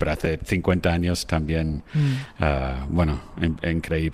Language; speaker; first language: Spanish; non-native, fluent; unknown